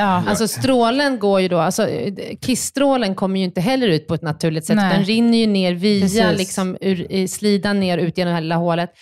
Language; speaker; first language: Swedish; native; Swedish